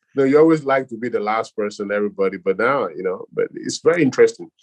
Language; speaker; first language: English; non-native, local second language; Yoruba